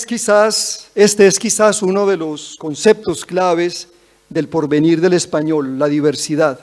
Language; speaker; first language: Spanish; native; Spanish